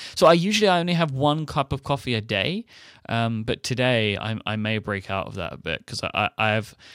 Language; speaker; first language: English; native; English